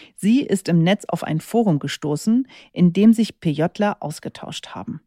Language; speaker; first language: German; native; German